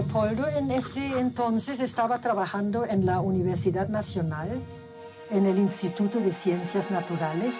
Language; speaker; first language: Spanish; non-native, fluent; German